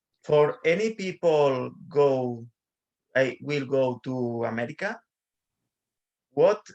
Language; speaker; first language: English; non-native, learner; Spanish